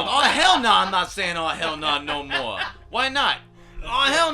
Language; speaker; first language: English; native; English